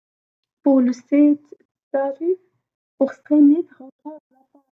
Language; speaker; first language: French; non-native, fluent; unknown